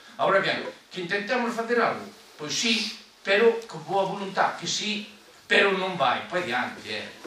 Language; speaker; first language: Galician; native; Galician